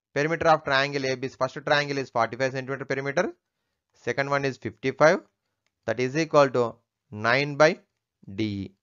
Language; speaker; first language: English; non-native, local second language; Telugu